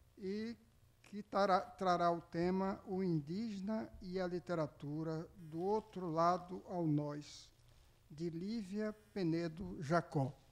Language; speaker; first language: Portuguese; native; Portuguese